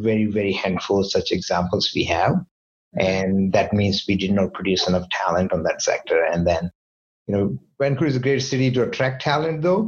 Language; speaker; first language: English; non-native, local second language; Hindi